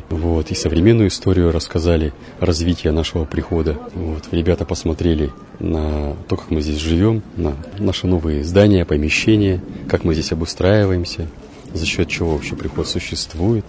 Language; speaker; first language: Russian; native; Russian